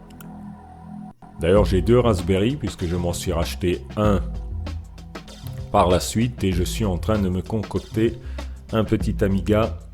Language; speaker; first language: French; native; French